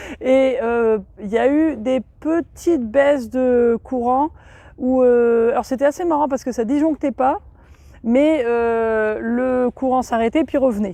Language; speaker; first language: French; native; French